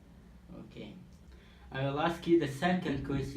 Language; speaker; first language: English; non-native, learner; Turkish